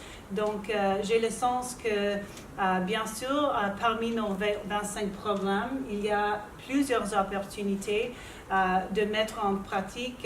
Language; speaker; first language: French; non-native, local second language; English